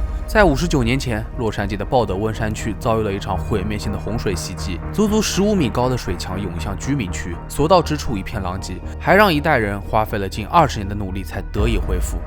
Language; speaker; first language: Chinese; native; Chinese